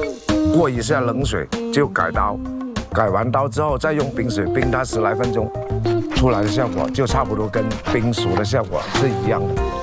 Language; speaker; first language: Chinese; non-native, local second language; Cantonese